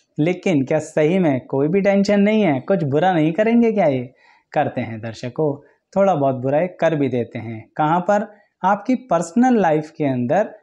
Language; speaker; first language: Hindi; native; Hindi